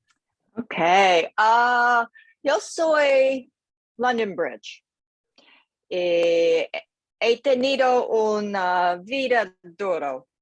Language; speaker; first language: Spanish; non-native, learner; English